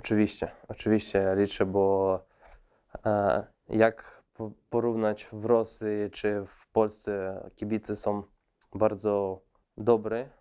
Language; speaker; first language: Polish; non-native, fluent; Russian